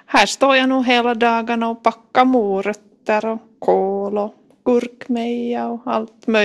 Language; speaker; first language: Swedish; native; Swedish